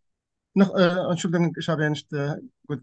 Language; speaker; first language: German; non-native, fluent; Turkish